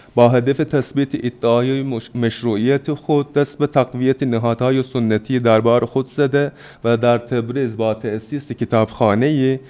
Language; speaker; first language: Persian; non-native, fluent; Turkish